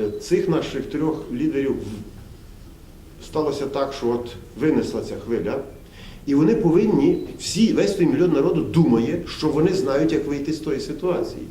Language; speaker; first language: Ukrainian; native; Ukrainian